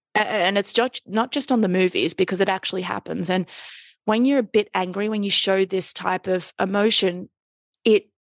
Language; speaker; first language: English; native; English